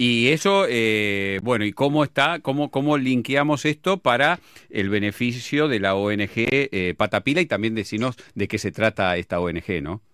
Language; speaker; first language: Spanish; native; Spanish